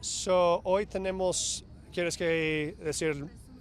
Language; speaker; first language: Spanish; non-native, fluent; English